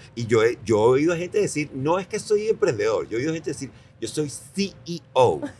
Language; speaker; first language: Spanish; native; Spanish